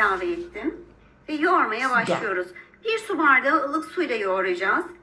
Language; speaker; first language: Turkish; native; Turkish